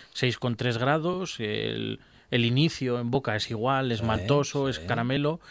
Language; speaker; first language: Spanish; native; Spanish